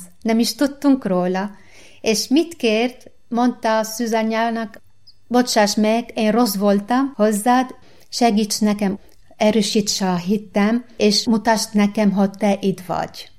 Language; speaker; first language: Hungarian; non-native, learner; Arabic